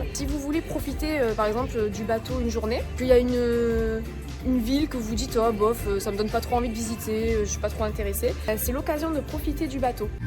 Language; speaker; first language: French; native; French